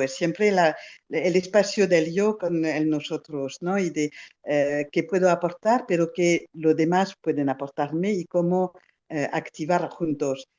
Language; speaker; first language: Spanish; non-native, fluent; French